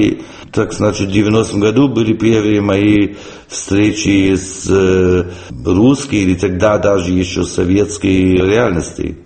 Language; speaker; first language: Russian; non-native, fluent; German